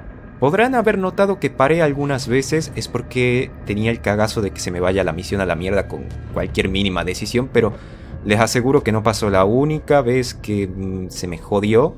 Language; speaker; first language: Spanish; native; Spanish